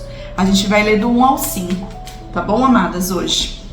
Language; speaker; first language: Portuguese; native; Portuguese